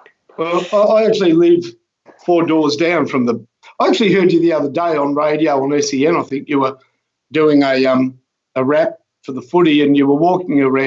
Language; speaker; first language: English; native; English